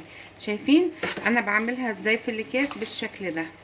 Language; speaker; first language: Arabic; native; Arabic